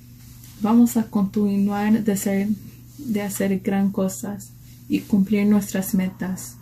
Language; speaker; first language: Spanish; early bilingual, heritage; Spanish